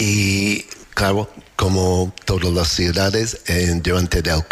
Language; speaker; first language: Spanish; non-native, learner; English